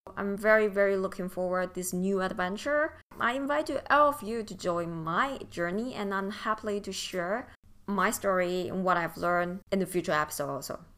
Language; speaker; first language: English; non-native, fluent; Chinese